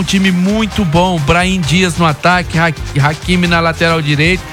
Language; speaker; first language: Portuguese; native; Portuguese